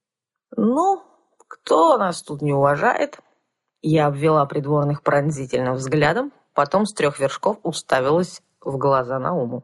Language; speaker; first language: Russian; native; Russian